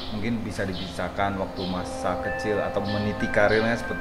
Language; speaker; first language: Indonesian; native; Indonesian